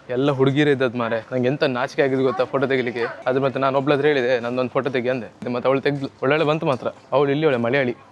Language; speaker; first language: Kannada; native; Kannada